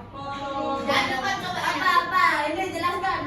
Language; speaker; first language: Indonesian; native; Indonesian